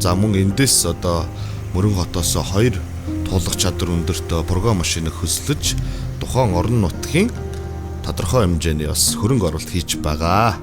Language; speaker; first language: Mongolian; native; Mongolian